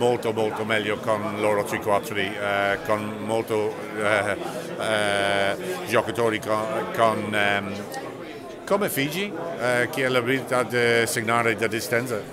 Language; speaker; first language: Italian; non-native, learner; English